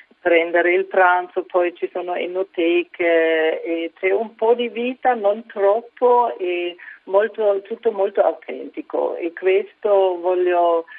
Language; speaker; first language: Italian; non-native, fluent; German